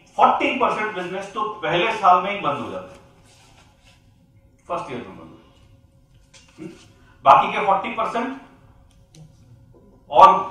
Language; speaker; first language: Hindi; non-native, local second language; Gujarati